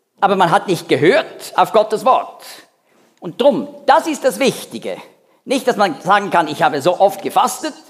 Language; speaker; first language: German; native; German